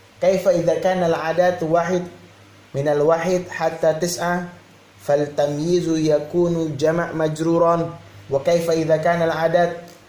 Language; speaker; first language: Arabic; non-native, fluent; Indonesian